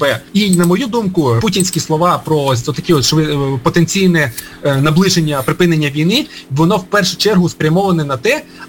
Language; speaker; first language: Ukrainian; native; Ukrainian